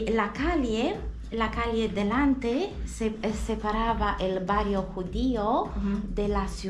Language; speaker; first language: Spanish; non-native, fluent; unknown